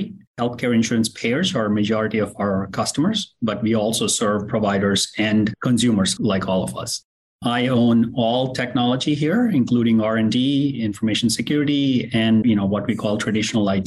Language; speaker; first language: English; non-native, local second language; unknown